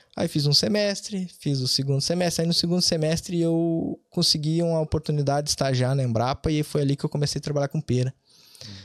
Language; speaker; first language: Portuguese; native; Portuguese